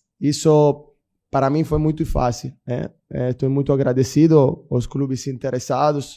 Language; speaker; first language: Portuguese; non-native, fluent; Italian